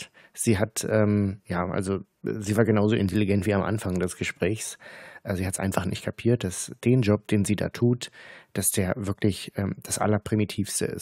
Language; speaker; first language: German; native; German